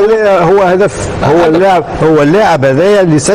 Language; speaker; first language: Arabic; native; Arabic